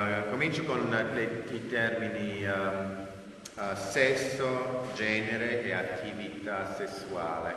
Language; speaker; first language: Italian; non-native, fluent; English